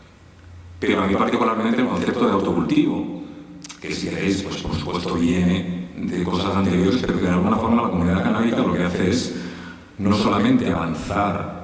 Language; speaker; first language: Spanish; native; Spanish